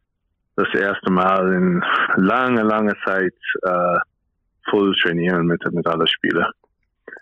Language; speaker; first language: German; non-native, fluent; English